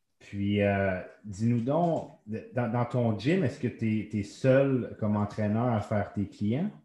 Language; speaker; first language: French; native; French